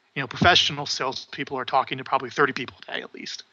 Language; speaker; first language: English; native; English